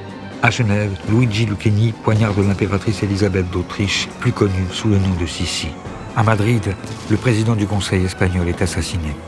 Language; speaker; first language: French; native; French